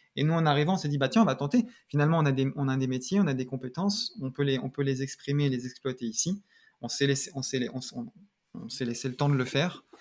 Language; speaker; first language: French; native; French